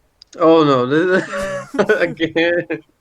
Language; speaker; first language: English; non-native, fluent; Portuguese